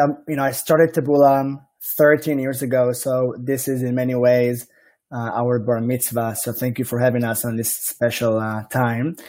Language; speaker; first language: English; non-native, fluent; Hebrew